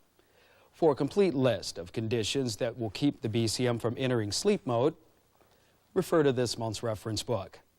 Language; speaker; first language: English; native; English